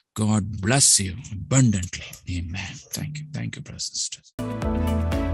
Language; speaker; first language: English; non-native, local second language; Tamil